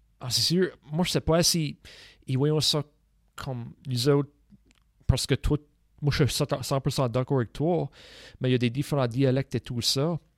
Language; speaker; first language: French; non-native, local second language; English